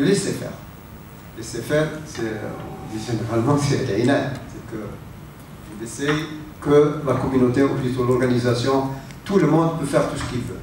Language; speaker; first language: French; non-native, local second language; Arabic